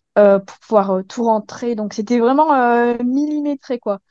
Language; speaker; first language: French; native; French